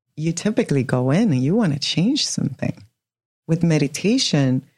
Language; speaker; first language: English; non-native, fluent; Swedish